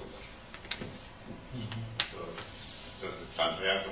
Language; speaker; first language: Spanish; non-native, local second language; Basque